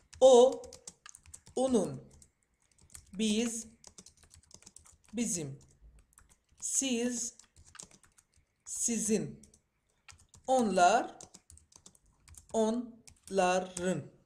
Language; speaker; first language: Turkish; non-native, fluent; Arabic